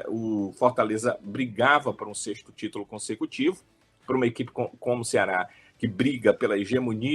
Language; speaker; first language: Portuguese; native; Portuguese